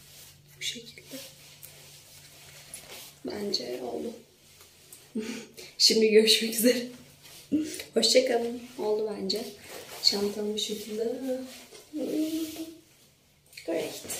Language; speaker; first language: Turkish; native; Turkish